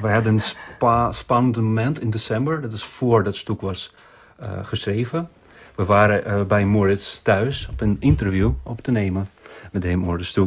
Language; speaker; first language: Dutch; non-native, fluent; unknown